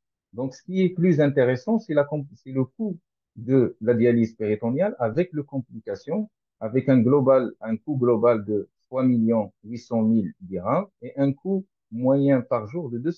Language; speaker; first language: French; non-native, local second language; Arabic